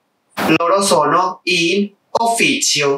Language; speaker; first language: Italian; non-native, learner; Spanish